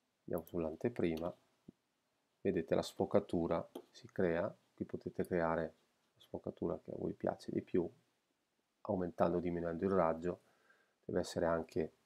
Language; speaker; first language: Italian; native; Italian